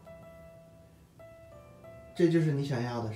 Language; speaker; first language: Chinese; native; Chinese